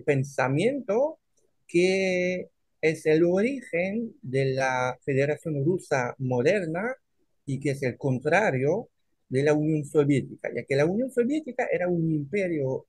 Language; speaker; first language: Spanish; non-native, fluent; French